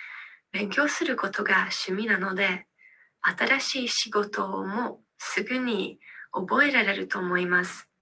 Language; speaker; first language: Japanese; non-native, learner; Hungarian